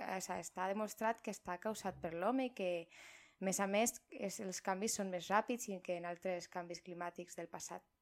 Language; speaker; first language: Catalan; non-native, local second language; Spanish